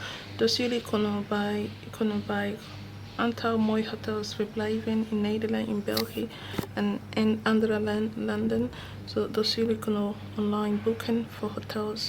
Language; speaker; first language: Dutch; non-native, learner; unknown